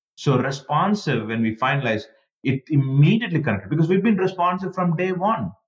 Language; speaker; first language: English; non-native, local second language; Tamil